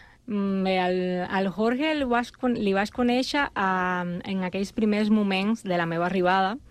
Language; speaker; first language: Catalan; non-native, fluent; Spanish